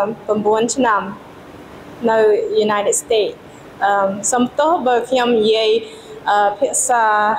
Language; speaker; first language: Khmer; early bilingual, heritage; Khmer